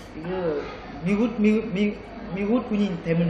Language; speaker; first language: Korean; non-native, learner; Vietnamese